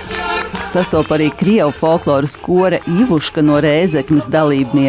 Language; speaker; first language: Latvian; native; Latvian